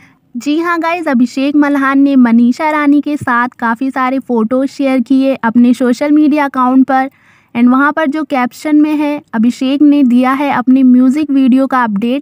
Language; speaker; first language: Hindi; native; Hindi